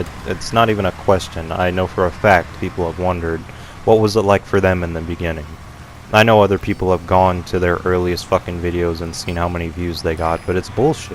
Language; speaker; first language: English; native; English